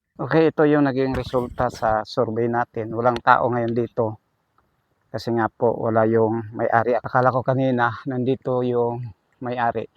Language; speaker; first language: Filipino; non-native, local second language; Cebuano